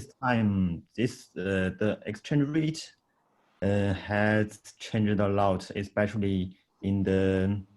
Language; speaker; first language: English; non-native, learner; Chinese